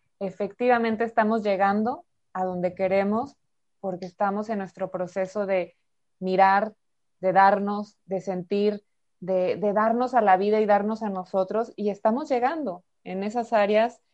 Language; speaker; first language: Spanish; native; Spanish